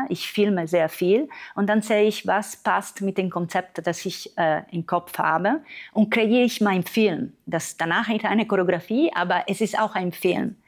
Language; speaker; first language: German; non-native, fluent; Italian